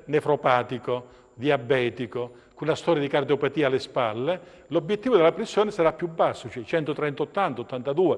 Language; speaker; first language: Italian; native; Italian